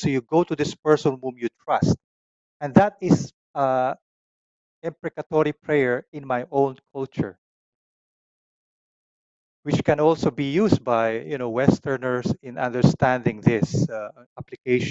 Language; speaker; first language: English; non-native, local second language; Filipino